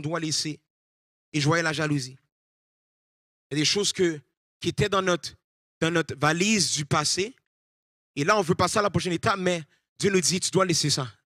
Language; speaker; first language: French; native; French